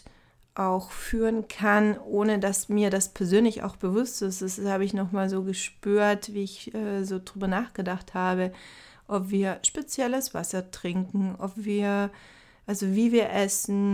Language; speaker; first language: German; native; German